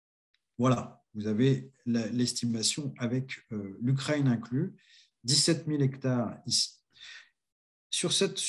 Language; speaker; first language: French; native; French